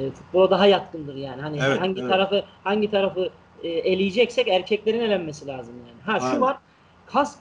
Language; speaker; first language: Turkish; native; Turkish